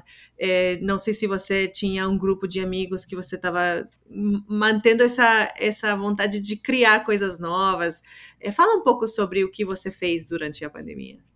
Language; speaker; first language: Portuguese; non-native, fluent; English